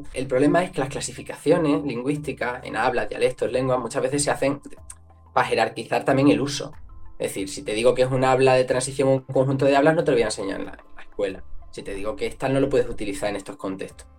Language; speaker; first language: Spanish; non-native, local second language; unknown